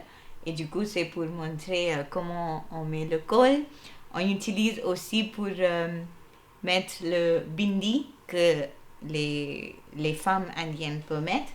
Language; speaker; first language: French; non-native, fluent; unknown